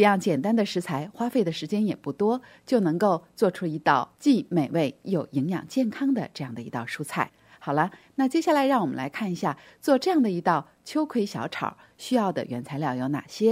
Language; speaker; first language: Chinese; native; Chinese